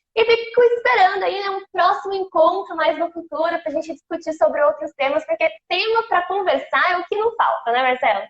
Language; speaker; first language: Portuguese; native; Portuguese